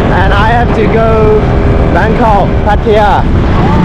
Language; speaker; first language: English; non-native, learner; Burmese